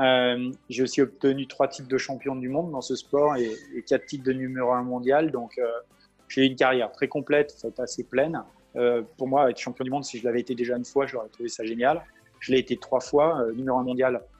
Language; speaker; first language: French; native; French